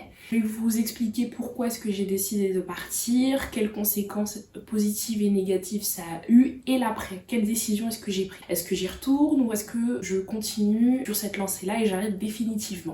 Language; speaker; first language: French; native; French